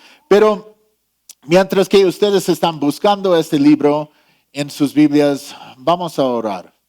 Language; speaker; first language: Spanish; non-native, fluent; English